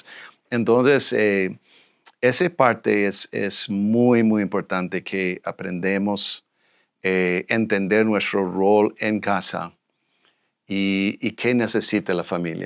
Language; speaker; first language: Spanish; non-native, fluent; English